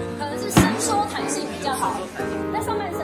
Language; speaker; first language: Chinese; native; Chinese